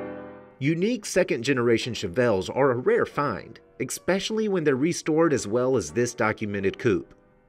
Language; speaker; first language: English; native; English